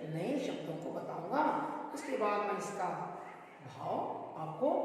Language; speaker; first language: Hindi; non-native, local second language; Kannada